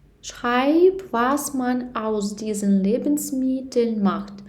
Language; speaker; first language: German; non-native, learner; Ukrainian